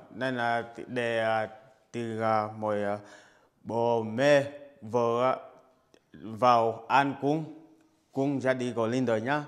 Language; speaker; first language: Vietnamese; non-native, learner; Portuguese